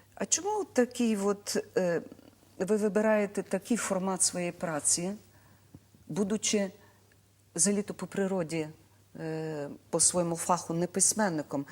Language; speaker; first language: Ukrainian; native; Ukrainian